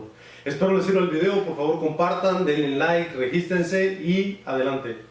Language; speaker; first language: Spanish; native; Spanish